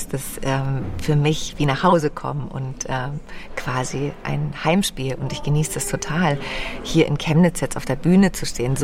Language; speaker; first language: German; native; German